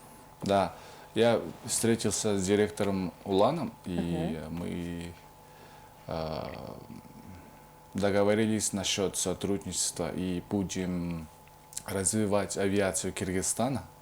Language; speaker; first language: Russian; non-native, fluent; Mongolian